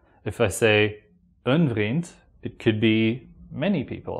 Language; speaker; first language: Dutch; native; Dutch